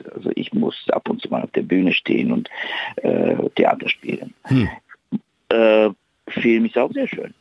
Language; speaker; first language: German; non-native, fluent; Bulgarian